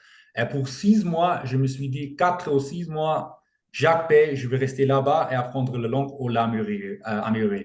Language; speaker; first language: French; non-native, fluent; German